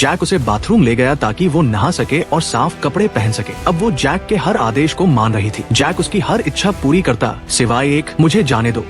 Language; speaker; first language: Hindi; native; Hindi